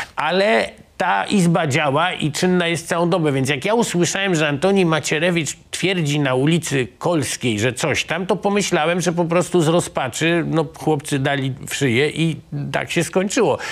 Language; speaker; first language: Polish; native; Polish